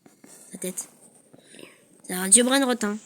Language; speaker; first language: French; native; French